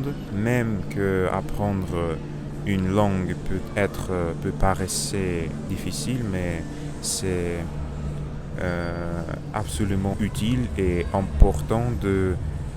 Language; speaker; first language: French; non-native, learner; Russian